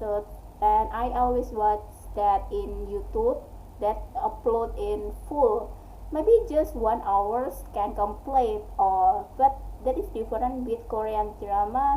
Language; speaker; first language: English; non-native, learner; Indonesian